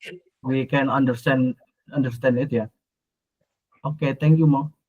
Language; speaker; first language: English; non-native, learner; Indonesian